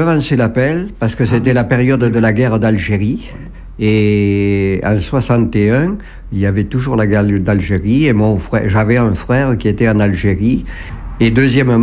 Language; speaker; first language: French; native; French